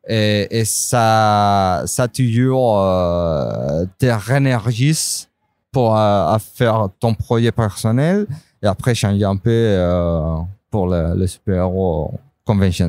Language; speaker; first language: French; non-native, fluent; Spanish